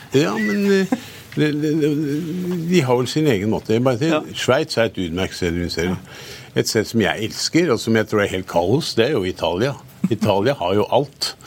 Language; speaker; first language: Norwegian; early bilingual, other home language; German